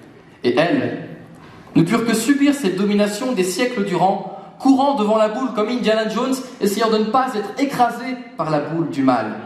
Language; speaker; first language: French; native; French